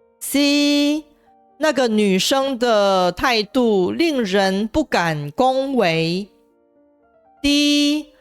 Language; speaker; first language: Chinese; native; Chinese